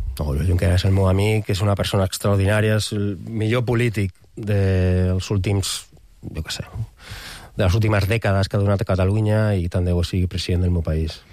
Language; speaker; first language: Catalan; non-native, local second language; Spanish